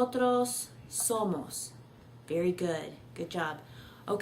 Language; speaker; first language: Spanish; non-native, fluent; English